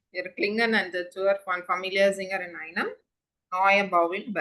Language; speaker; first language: German; non-native, fluent; Tamil